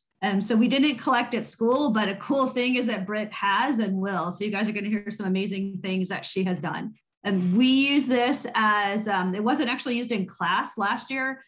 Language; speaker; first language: English; native; English